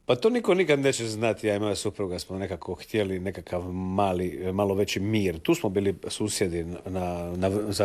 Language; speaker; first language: Serbian; native; Serbian